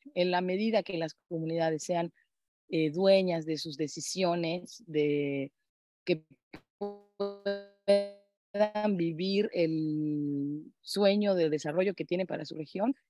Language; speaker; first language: Spanish; native; Spanish